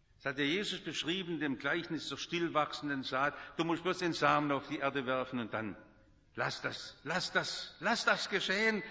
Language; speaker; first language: German; native; German